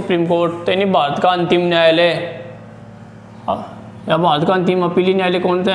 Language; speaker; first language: Hindi; native; Hindi